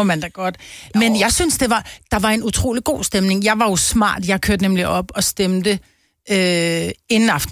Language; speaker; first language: Danish; native; Danish